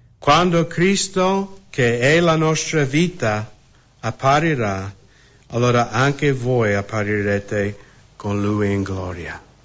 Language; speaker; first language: Italian; non-native, fluent; English